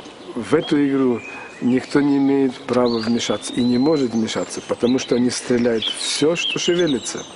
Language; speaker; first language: Russian; native; Russian